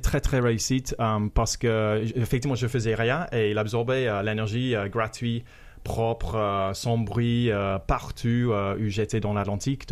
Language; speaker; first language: French; non-native, fluent; English